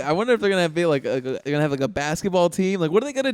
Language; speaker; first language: English; native; English